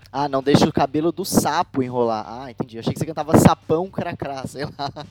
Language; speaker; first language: Portuguese; native; Portuguese